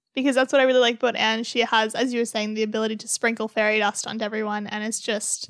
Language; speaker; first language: English; native; English